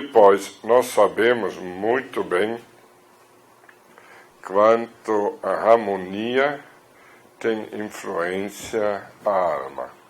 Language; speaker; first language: Portuguese; non-native, fluent; German